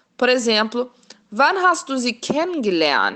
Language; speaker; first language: German; non-native, fluent; Portuguese